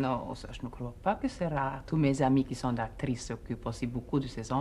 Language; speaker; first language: French; non-native, fluent; Swedish